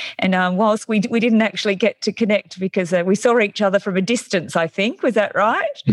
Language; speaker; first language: English; native; English